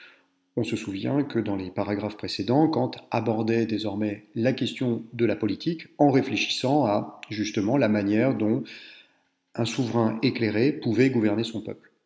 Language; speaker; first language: French; native; French